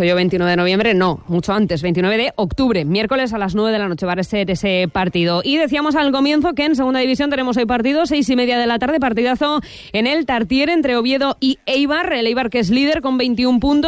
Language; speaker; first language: Spanish; native; Spanish